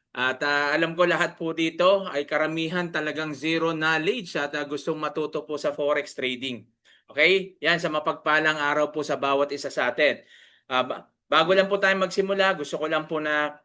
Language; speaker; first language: Filipino; native; Filipino